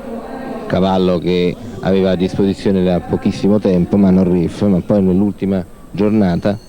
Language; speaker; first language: Italian; native; Italian